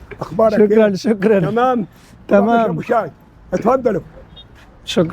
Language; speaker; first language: Arabic; non-native, learner; Bangla